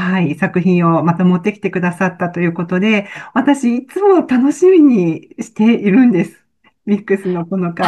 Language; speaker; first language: Japanese; native; Japanese